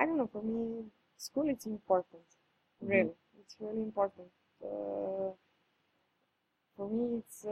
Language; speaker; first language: English; non-native, fluent; Serbian